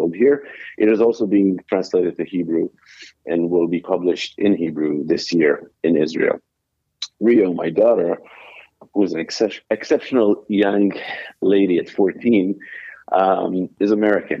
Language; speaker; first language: English; non-native, fluent; Hebrew